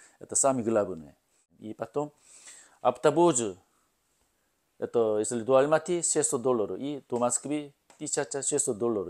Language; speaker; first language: Russian; non-native, learner; Korean